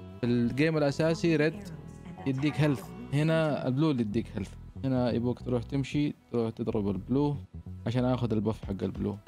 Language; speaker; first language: Arabic; native; Arabic